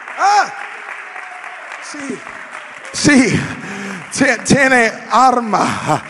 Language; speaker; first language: Spanish; non-native, learner; English